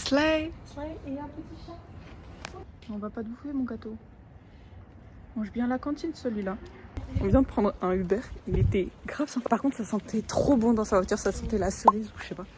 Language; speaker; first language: French; native; French